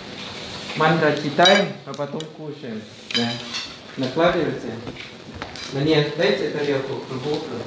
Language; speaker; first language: Russian; non-native, fluent; Thai